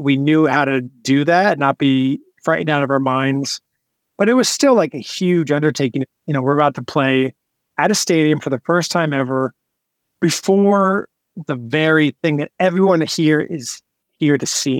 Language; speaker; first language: English; native; English